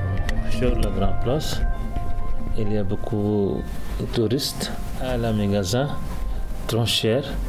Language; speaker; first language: French; non-native, learner; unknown